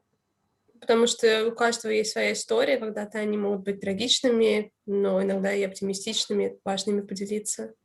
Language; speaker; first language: Russian; native; Russian